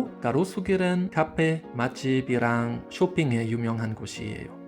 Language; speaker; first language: Korean; non-native, fluent; German